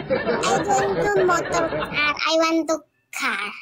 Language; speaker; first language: English; non-native, learner; Indonesian